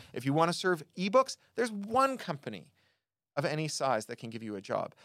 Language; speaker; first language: English; native; English